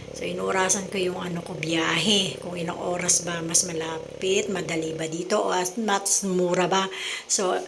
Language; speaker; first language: Filipino; native; Filipino